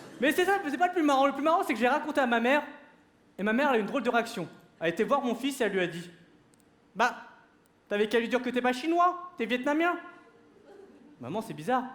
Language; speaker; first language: French; early bilingual, other home language; Vietnamese